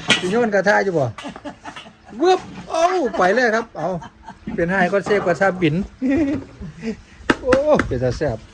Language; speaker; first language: Thai; non-native, local second language; Northeastern Thai